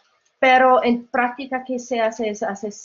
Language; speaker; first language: Spanish; non-native, fluent; English